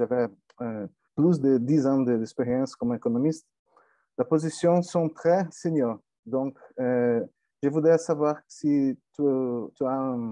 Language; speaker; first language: French; non-native, learner; Portuguese